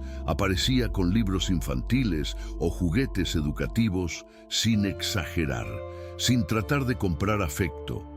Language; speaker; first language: Spanish; native; Spanish